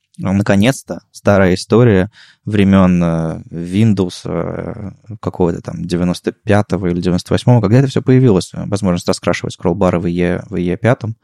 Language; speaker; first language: Russian; native; Russian